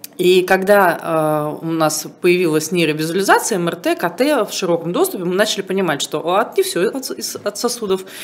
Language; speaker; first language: Russian; native; Russian